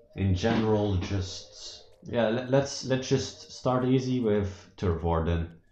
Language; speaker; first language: English; non-native, fluent; Dutch